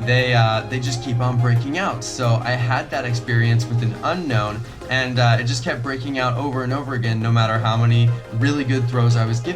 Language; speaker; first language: English; native; English